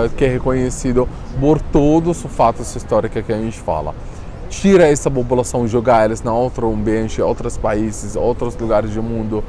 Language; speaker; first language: Portuguese; non-native, fluent; Arabic